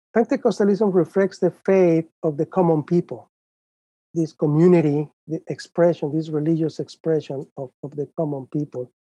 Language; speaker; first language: English; non-native, fluent; Spanish